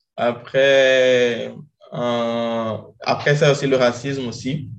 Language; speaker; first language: French; non-native, local second language; Ewe